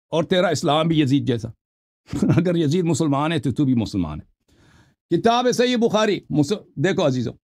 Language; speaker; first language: Urdu; non-native, local second language; Punjabi